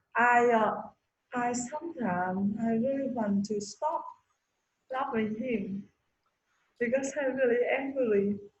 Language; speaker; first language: English; non-native, learner; Vietnamese